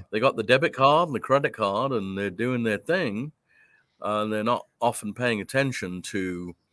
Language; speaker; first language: English; native; English